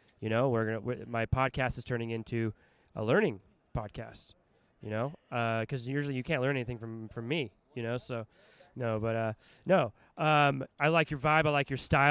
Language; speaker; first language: English; native; English